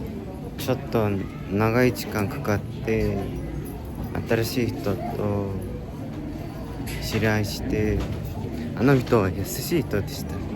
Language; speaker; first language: Japanese; non-native, learner; Mongolian